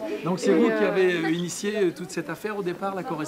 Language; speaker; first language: French; native; French